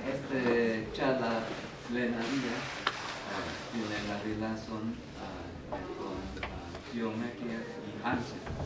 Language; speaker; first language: Spanish; non-native, learner; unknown